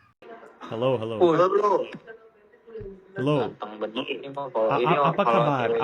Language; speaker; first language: Indonesian; non-native, learner; English